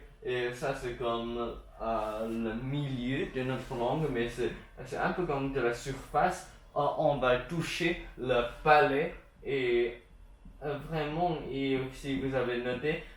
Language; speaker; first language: French; non-native, learner; Chinese